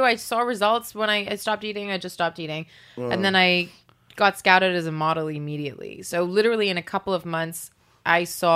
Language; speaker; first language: English; native; English